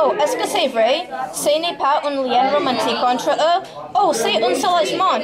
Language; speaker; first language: French; non-native, learner; English